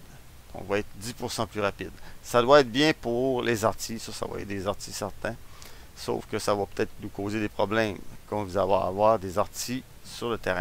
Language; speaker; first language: French; native; French